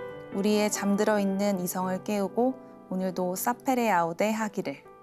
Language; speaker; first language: Korean; native; Korean